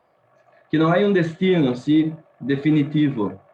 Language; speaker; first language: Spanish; non-native, learner; Portuguese